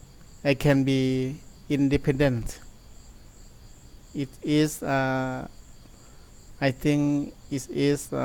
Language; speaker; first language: English; non-native, learner; Thai